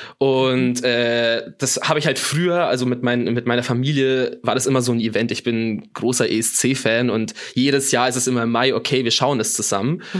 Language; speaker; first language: German; early bilingual, other home language; Russian